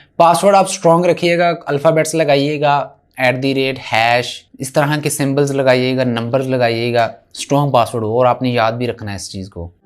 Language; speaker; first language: Urdu; native; Urdu